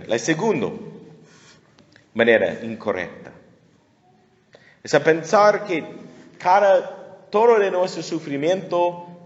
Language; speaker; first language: Spanish; non-native, fluent; English